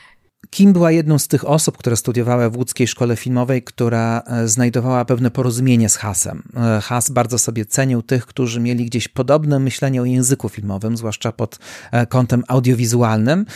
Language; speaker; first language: Polish; native; Polish